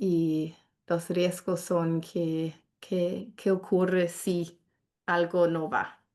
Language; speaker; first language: Spanish; non-native, fluent; English